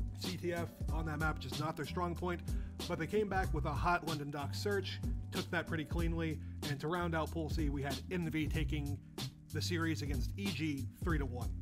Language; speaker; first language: English; native; English